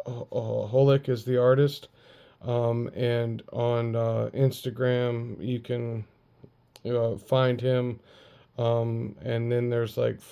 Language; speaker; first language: English; native; English